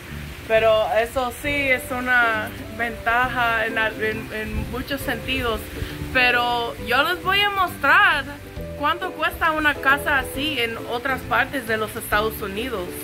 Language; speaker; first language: Spanish; non-native, fluent; English